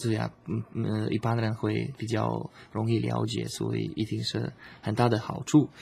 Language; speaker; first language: Chinese; non-native, learner; Slovak